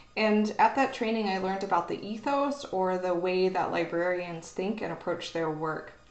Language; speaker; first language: English; native; English